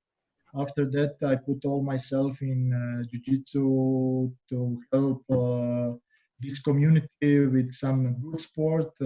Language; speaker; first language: English; non-native, learner; Croatian